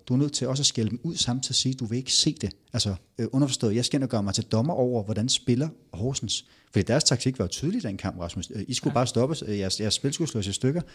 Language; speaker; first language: Danish; native; Danish